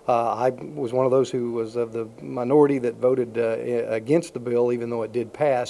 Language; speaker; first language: English; native; English